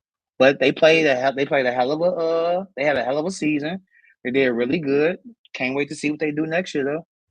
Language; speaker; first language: English; native; English